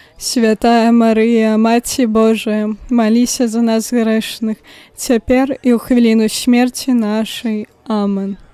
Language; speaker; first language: Belarusian; native; Belarusian